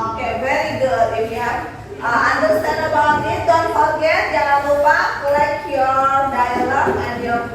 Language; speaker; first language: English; non-native, fluent; Indonesian